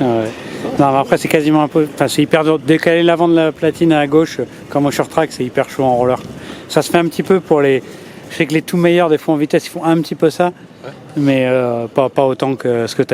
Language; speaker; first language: French; native; French